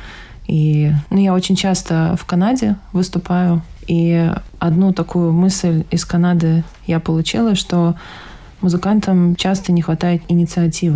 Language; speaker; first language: Russian; native; Russian